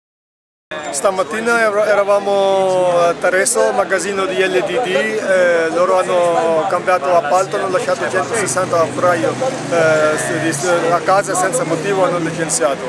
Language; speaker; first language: Italian; non-native, learner; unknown